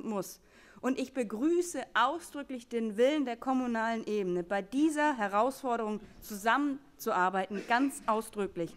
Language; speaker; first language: German; native; German